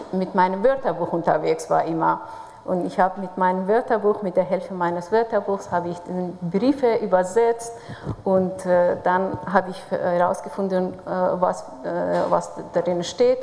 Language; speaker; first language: German; non-native, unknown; Persian